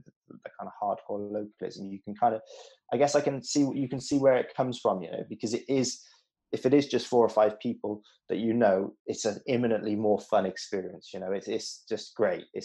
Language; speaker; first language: English; native; English